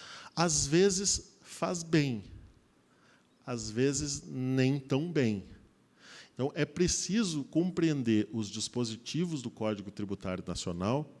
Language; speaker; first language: Portuguese; native; Portuguese